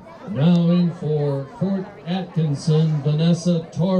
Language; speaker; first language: English; native; English